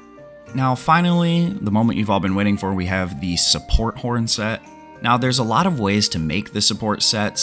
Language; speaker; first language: English; native; English